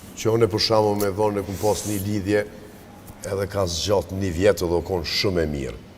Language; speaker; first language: Albanian; native; Albanian